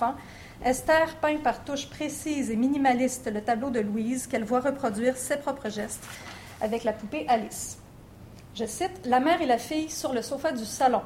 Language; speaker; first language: French; native; French